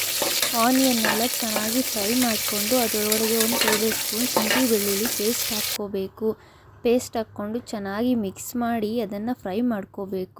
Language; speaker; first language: Kannada; native; Kannada